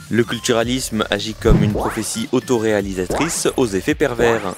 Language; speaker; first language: French; native; French